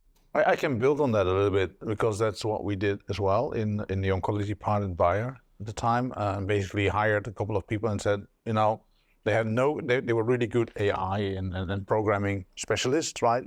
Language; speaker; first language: English; non-native, fluent; Dutch